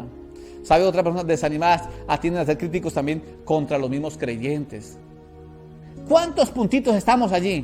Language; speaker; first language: Spanish; native; Spanish